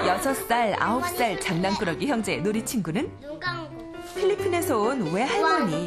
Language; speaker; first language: Korean; native; Korean